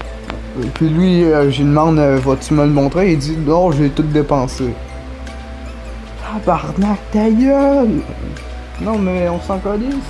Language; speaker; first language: French; native; French